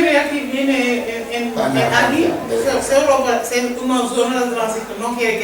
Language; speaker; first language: Spanish; non-native, learner; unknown